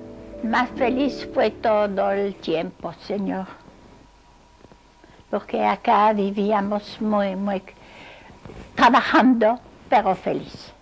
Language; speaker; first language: Spanish; non-native, fluent; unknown